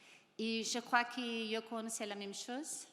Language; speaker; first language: French; non-native, learner; Portuguese